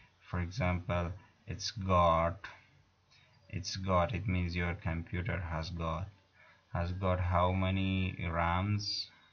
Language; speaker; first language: English; non-native, fluent; Persian